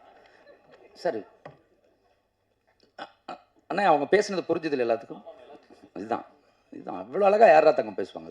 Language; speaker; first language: Tamil; native; Tamil